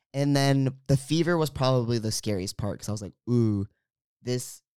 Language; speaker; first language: English; early bilingual, other home language; Filipino